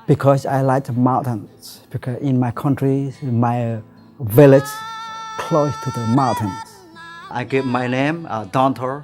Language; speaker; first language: English; non-native, learner; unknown